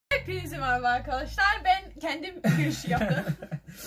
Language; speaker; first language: Turkish; non-native, learner; English